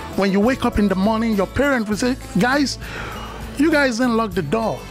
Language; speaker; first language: English; non-native, local second language; Yoruba